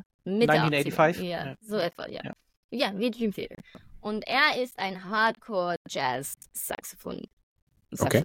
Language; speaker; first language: German; non-native, fluent; English